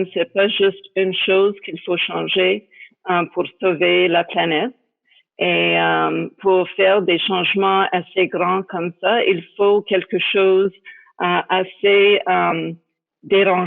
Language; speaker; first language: French; non-native, fluent; English